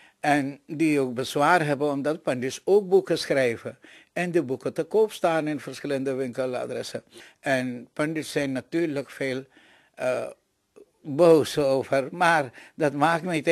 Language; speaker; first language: Dutch; non-native, local second language; Caribbean Hindustani